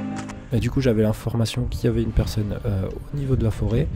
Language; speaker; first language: French; native; French